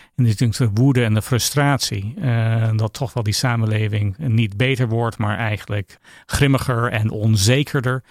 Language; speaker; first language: Dutch; non-native, fluent; English